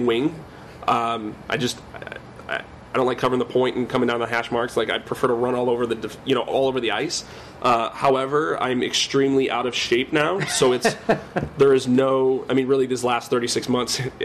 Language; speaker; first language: English; native; English